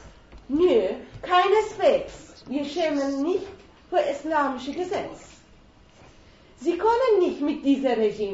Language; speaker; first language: German; non-native, fluent; Persian